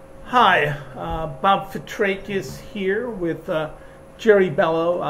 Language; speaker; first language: English; native; English